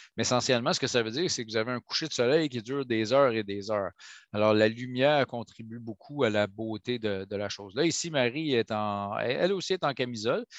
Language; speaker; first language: French; native; French